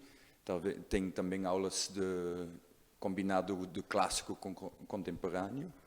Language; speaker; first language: Portuguese; non-native, learner; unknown